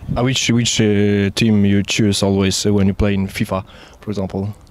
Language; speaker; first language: English; non-native, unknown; Polish